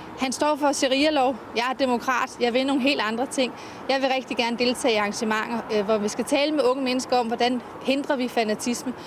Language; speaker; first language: Danish; native; Danish